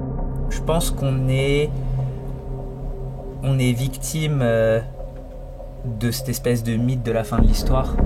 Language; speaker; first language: French; native; French